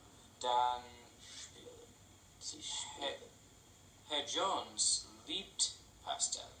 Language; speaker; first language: German; non-native, learner; English